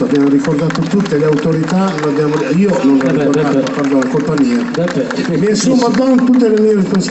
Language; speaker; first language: Italian; native; Italian